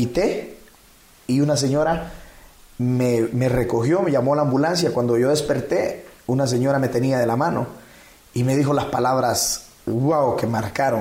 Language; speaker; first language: Spanish; native; Spanish